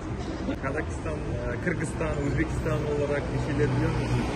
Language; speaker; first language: Turkish; non-native, fluent; Kazakh